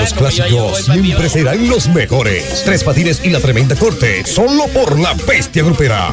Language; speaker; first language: Spanish; native; Spanish